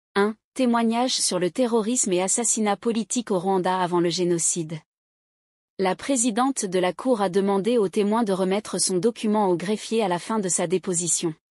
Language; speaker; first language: French; non-native, local second language; Kinyarwanda